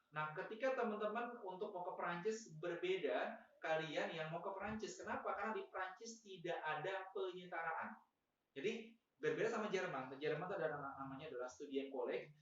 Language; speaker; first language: Indonesian; native; Indonesian